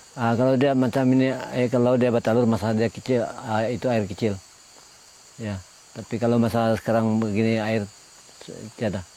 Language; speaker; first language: Malay; non-native, local second language; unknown